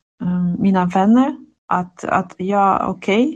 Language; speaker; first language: Danish; non-native, learner; Swedish